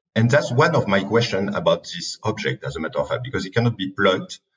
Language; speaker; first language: English; non-native, fluent; French